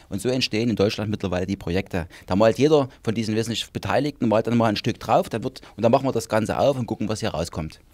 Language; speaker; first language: German; native; German